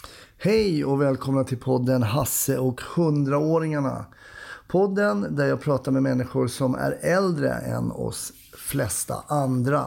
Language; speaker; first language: Swedish; native; Swedish